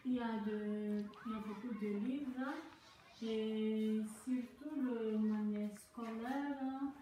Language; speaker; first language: French; non-native, local second language; Malagasy